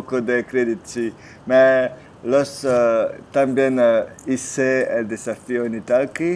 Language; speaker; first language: Spanish; non-native, learner; French